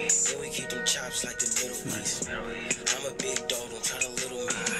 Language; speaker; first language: English; native; English